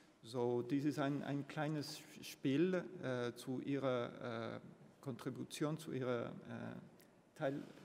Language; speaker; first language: German; non-native, learner; Spanish